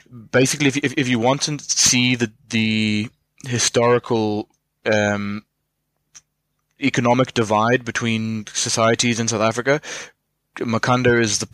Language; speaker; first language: English; native; English